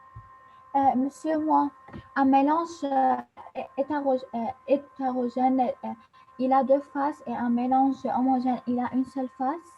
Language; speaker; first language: French; non-native, learner; Arabic